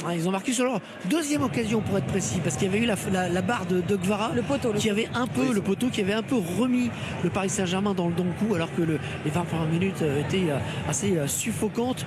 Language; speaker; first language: French; native; French